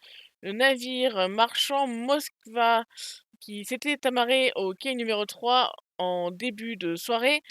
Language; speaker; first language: French; native; French